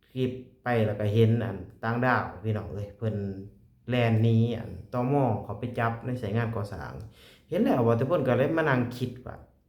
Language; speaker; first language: Thai; native; Thai